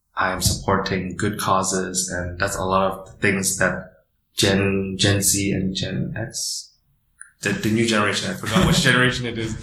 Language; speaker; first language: English; non-native, fluent; Indonesian